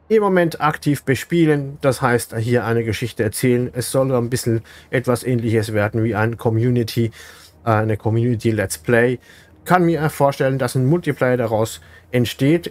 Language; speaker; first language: German; native; German